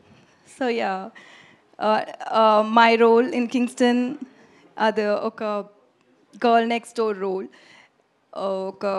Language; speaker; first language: Telugu; non-native, learner; Tamil